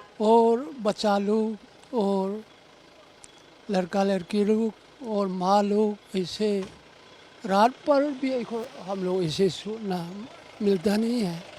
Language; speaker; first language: Hindi; non-native, local second language; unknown